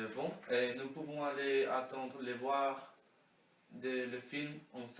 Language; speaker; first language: French; non-native, learner; Spanish